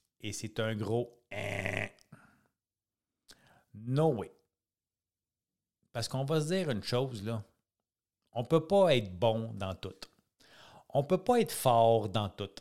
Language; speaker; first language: French; native; French